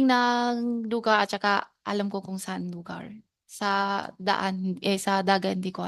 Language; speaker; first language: Filipino; non-native, learner; Chinese